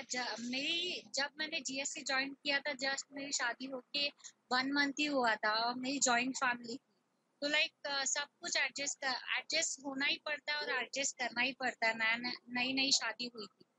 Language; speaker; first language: Hindi; non-native, local second language; Marathi